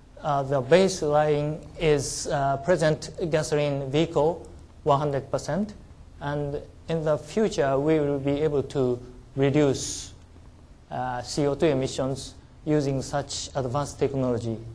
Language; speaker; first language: English; non-native, learner; Japanese